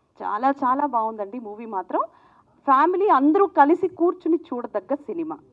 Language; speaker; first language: Telugu; native; Telugu